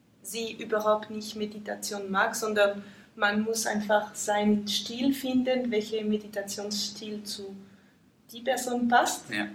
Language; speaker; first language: German; non-native, fluent; French